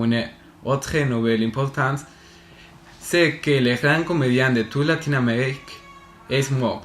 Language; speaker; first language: French; non-native, learner; Spanish